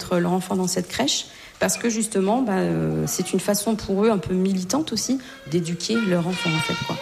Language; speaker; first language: French; native; French